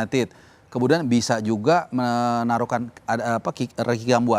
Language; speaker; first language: Indonesian; native; Indonesian